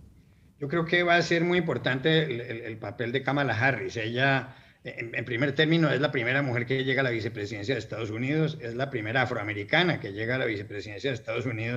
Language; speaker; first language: Spanish; native; Spanish